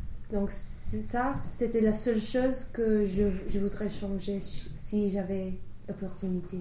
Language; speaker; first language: French; non-native, fluent; English